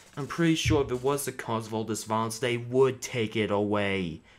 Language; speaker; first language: English; native; English